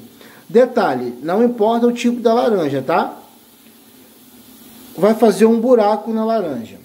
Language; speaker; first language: Portuguese; native; Portuguese